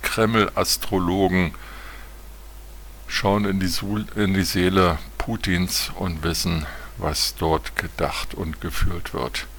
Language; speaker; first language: German; native; German